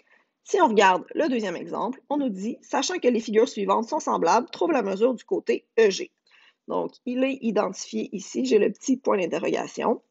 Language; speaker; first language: French; native; French